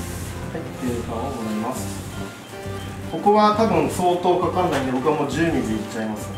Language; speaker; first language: Japanese; native; Japanese